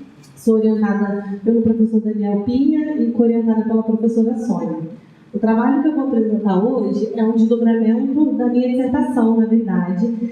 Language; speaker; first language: Portuguese; native; Portuguese